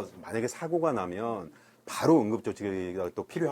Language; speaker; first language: Korean; native; Korean